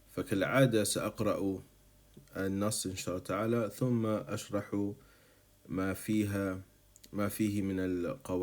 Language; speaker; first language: Arabic; non-native, fluent; English